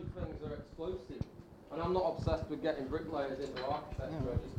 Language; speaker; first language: English; native; English